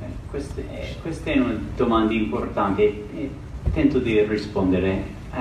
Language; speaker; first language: Italian; non-native, learner; English